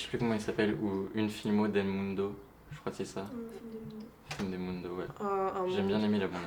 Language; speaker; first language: French; native; French